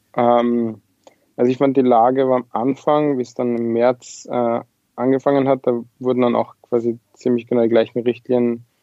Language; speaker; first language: German; native; German